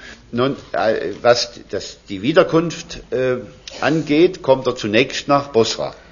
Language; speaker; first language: German; native; German